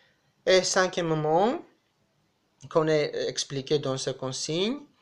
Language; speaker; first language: French; non-native, fluent; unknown